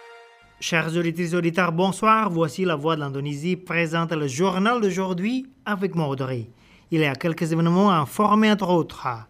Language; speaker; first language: French; non-native, fluent; Indonesian